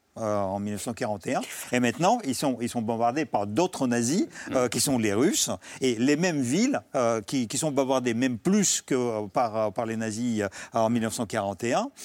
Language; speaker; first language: French; non-native, fluent; Russian